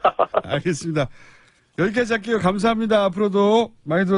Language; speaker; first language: Korean; native; Korean